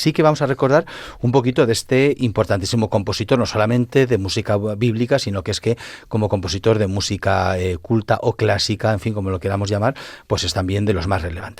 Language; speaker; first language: Spanish; native; Spanish